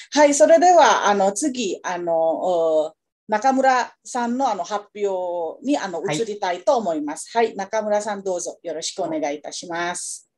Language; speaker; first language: Japanese; non-native, fluent; Indonesian